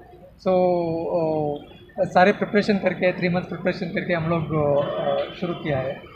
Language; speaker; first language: Hindi; non-native, local second language; Kannada